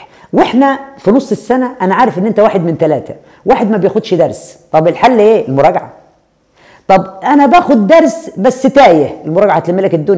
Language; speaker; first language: Arabic; native; Arabic